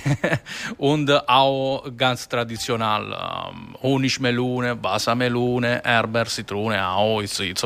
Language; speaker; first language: German; non-native, learner; Italian